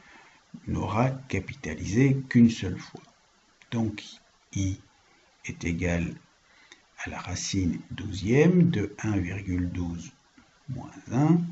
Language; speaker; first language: French; native; French